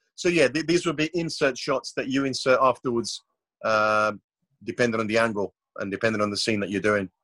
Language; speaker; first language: English; non-native, fluent; Croatian